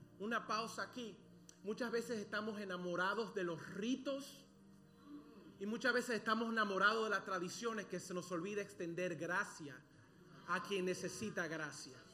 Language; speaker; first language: Spanish; early bilingual, other home language; English